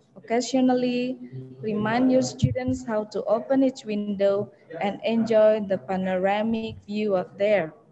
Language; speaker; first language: English; non-native, fluent; Indonesian